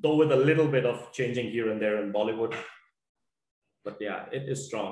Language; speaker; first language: English; non-native, local second language; Punjabi